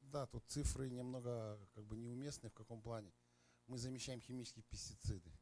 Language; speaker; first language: Russian; native; Russian